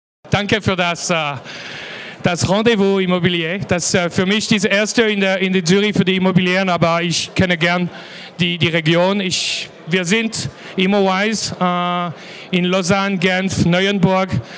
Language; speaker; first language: German; non-native, learner; French